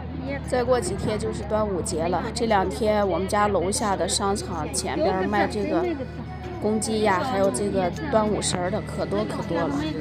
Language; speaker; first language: Chinese; native; Chinese